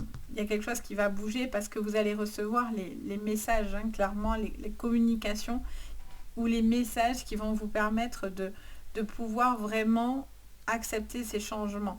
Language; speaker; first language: French; native; French